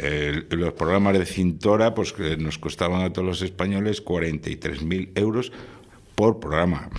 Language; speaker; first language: Spanish; native; Spanish